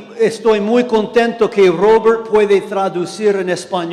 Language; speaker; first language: Spanish; non-native, fluent; English